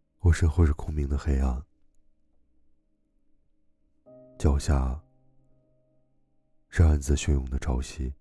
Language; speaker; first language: Chinese; native; Chinese